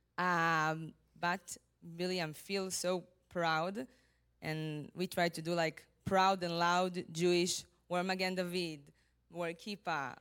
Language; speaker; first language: English; non-native, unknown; Hebrew